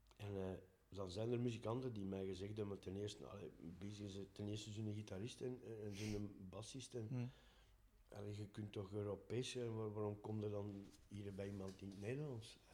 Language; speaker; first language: Dutch; native; Dutch